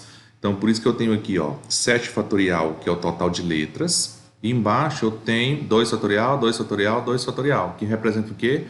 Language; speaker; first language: Portuguese; native; Portuguese